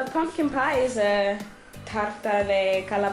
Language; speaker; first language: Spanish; non-native, learner; English